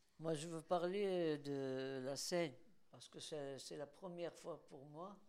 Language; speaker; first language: French; non-native, learner; Spanish